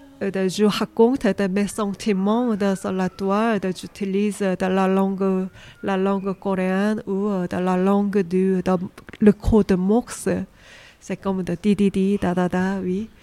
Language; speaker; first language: French; non-native, learner; Korean